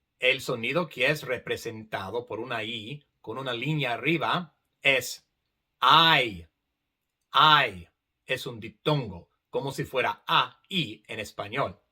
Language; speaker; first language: Spanish; non-native, fluent; English